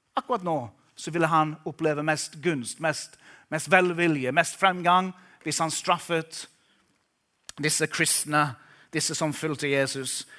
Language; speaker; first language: Norwegian; non-native, fluent; English